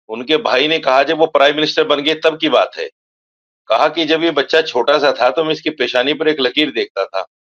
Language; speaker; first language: Hindi; native; Hindi